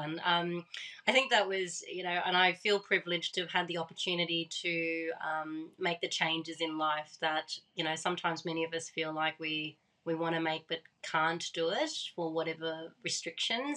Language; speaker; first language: English; early bilingual, other home language; Thai